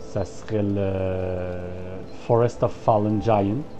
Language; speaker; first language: French; native; French